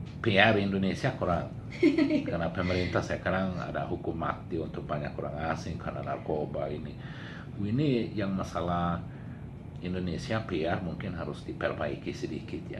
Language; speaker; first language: Indonesian; non-native, learner; Swedish